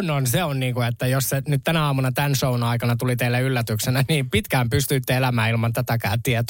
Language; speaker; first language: Finnish; native; Finnish